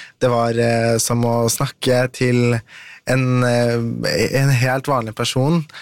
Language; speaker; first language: Norwegian; early bilingual, other home language; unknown